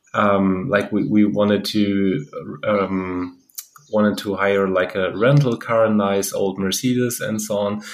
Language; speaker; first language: English; non-native, fluent; German